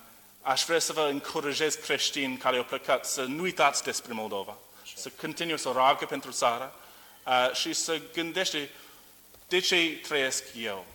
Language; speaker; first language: Romanian; non-native, learner; English